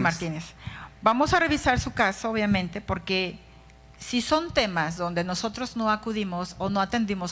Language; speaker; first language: Spanish; native; Spanish